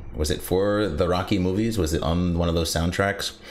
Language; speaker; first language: English; native; English